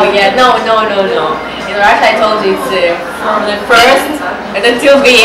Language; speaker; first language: English; non-native, learner; Russian